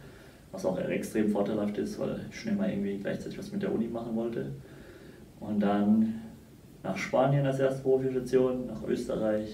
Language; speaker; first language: German; native; German